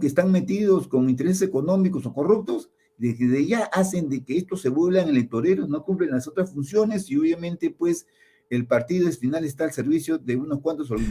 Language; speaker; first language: Spanish; native; Spanish